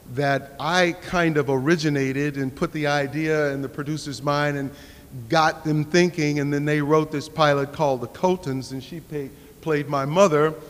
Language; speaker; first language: English; native; English